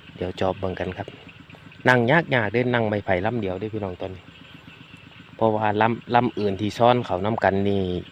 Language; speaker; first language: Thai; native; Thai